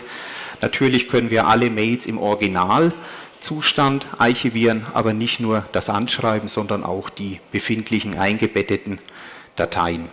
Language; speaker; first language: German; native; German